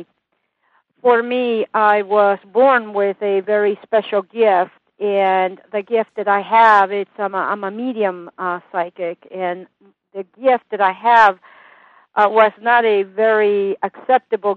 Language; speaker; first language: English; non-native, fluent; Italian